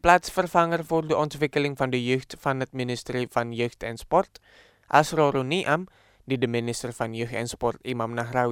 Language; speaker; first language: Dutch; non-native, fluent; Indonesian